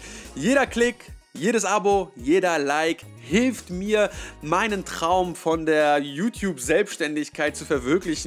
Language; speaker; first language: German; native; German